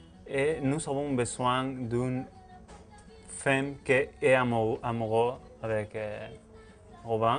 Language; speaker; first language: French; non-native, learner; Spanish